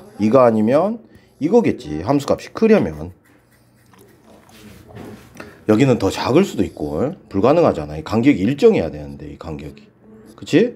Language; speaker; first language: Korean; native; Korean